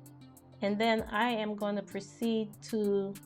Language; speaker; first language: English; native; English